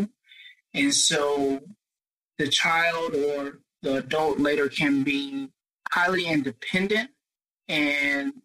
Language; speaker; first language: English; native; English